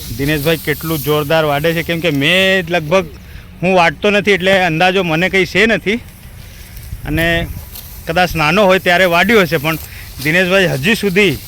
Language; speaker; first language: Gujarati; non-native, local second language; Bhili